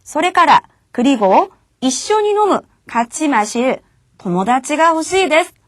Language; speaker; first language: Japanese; non-native, fluent; Korean